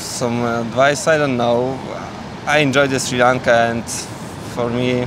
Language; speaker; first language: English; non-native, learner; Polish